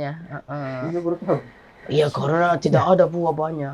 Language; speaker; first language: Indonesian; non-native, fluent; Japanese